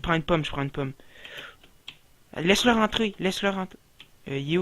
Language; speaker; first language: French; native; French